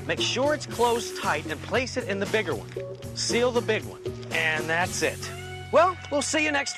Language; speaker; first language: English; native; English